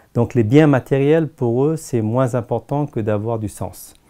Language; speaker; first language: French; non-native, fluent; Tamil